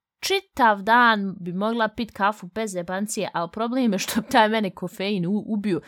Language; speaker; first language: Bosnian; early bilingual, heritage; Bosnian